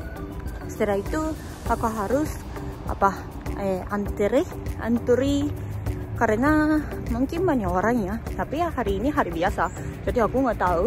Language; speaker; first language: Indonesian; non-native, learner; Japanese